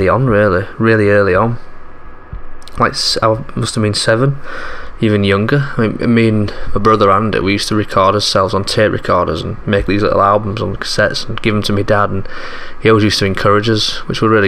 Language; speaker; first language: English; native; English